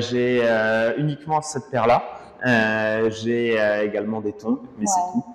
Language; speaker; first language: French; native; French